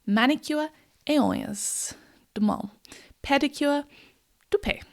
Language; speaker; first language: Portuguese; non-native, fluent; English